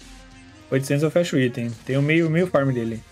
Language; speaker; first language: Portuguese; native; Portuguese